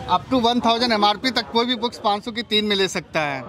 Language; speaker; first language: Hindi; native; Hindi